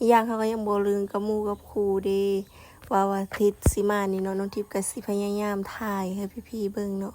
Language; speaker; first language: Thai; non-native, local second language; Northeastern Thai